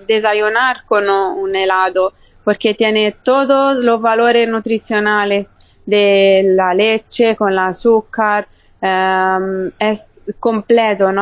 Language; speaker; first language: Spanish; non-native, fluent; Italian